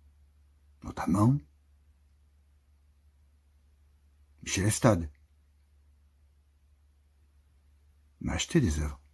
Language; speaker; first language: French; native; French